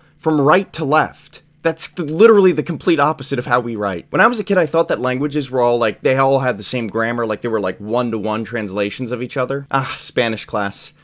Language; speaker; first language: English; native; English